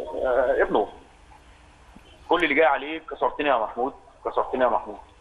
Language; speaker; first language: Arabic; native; Arabic